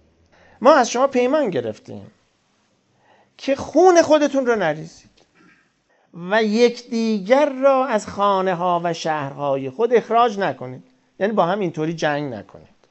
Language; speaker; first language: Persian; native; Persian